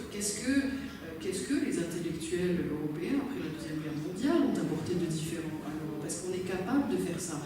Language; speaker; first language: French; non-native, local second language; Kabyle